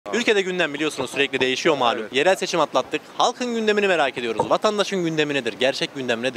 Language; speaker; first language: Turkish; native; Turkish